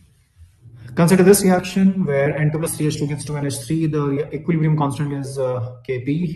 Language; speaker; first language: English; non-native, local second language; Hindi